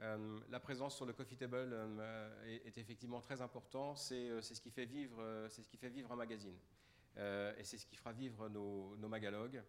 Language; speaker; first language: French; native; French